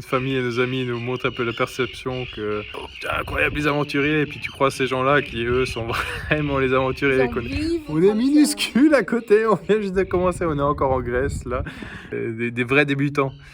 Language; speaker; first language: French; native; French